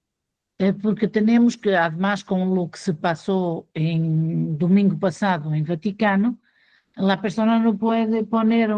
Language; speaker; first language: Spanish; non-native, fluent; Portuguese